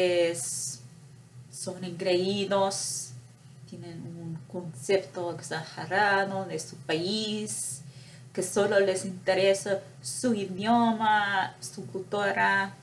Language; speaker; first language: Spanish; non-native, fluent; English